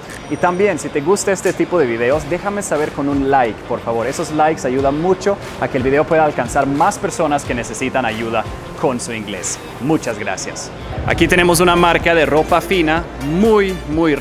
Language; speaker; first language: Spanish; non-native, fluent; English